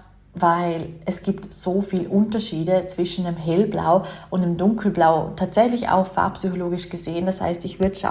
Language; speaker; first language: German; native; German